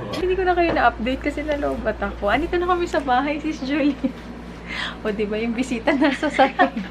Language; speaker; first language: Filipino; native; Filipino